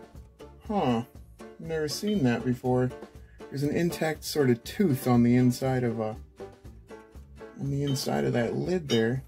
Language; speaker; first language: English; native; English